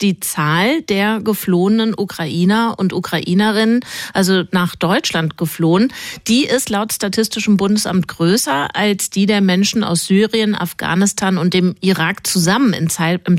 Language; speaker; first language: German; native; German